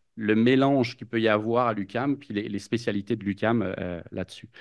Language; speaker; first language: French; native; French